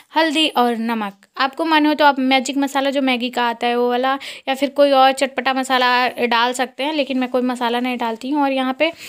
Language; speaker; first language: Hindi; non-native, local second language; Bhojpuri